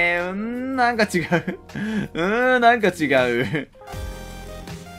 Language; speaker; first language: Japanese; native; Japanese